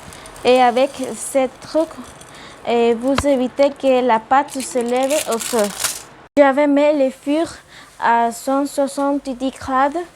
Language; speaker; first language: French; non-native, learner; Spanish